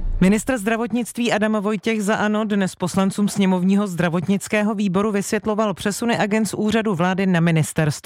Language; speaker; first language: Czech; native; Czech